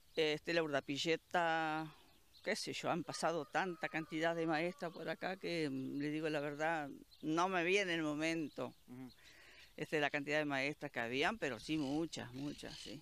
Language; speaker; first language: Spanish; native; Spanish